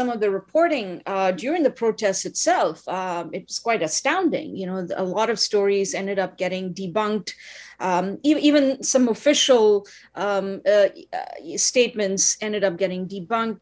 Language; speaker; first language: English; non-native, local second language; Tamil